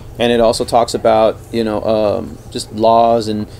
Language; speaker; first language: English; native; English